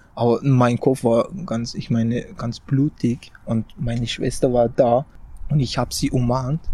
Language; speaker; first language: German; non-native, fluent; Persian